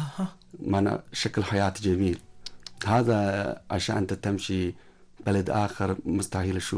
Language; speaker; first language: Arabic; non-native, learner; Chinese